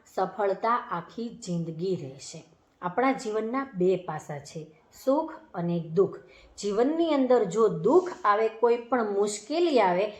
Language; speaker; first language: Gujarati; native; Gujarati